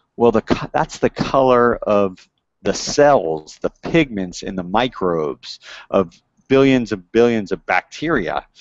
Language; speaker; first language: English; native; English